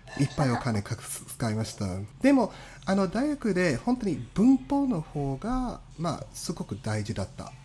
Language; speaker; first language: Japanese; non-native, fluent; English